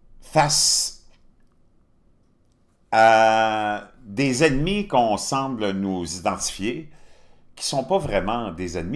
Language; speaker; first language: French; native; French